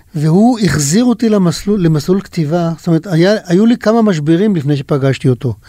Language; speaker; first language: Hebrew; native; Hebrew